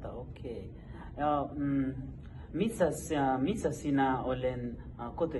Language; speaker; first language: Finnish; non-native, learner; Nepali